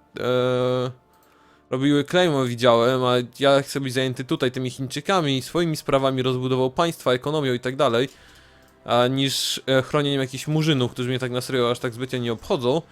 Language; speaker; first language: Polish; native; Polish